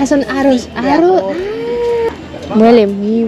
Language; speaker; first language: Spanish; non-native, learner; French